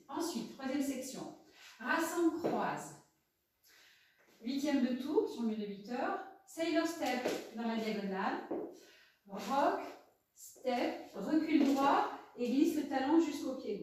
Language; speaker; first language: French; native; French